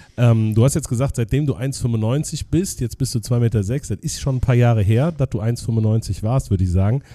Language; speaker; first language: German; native; German